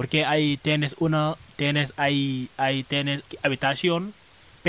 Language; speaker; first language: Spanish; non-native, learner; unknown